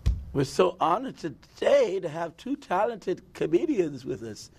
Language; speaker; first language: English; native; English